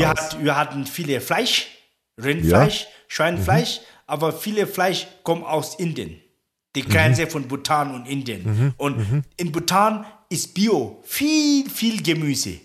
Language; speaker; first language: German; non-native, learner; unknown